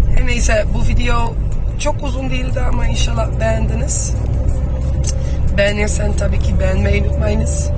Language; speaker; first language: Turkish; non-native, fluent; Dutch